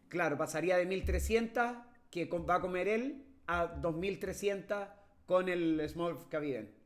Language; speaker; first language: Spanish; native; Spanish